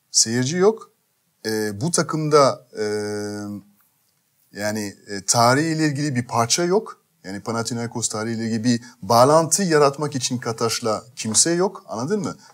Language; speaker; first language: Turkish; non-native, fluent; French